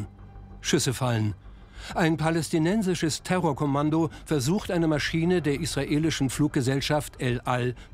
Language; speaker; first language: German; native; German